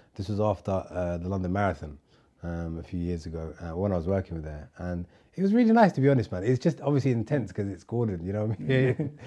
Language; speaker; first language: English; native; English